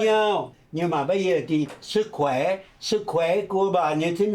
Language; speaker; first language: Vietnamese; non-native, fluent; French